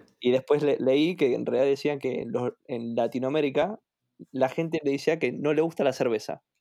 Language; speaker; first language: Spanish; native; Spanish